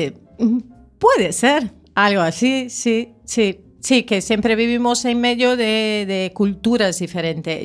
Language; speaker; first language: Spanish; native; Spanish